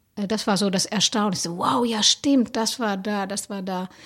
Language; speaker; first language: German; non-native, fluent; Finnish